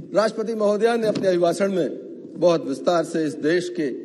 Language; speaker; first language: Hindi; native; Hindi